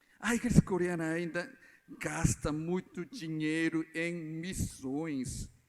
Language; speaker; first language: Portuguese; non-native, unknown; Korean